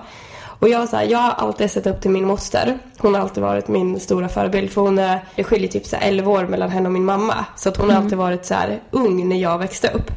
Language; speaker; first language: Swedish; native; Swedish